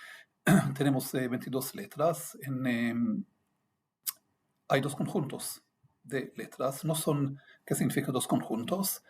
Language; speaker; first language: Spanish; non-native, fluent; Hebrew